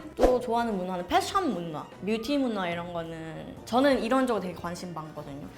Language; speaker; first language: Korean; non-native, fluent; Thai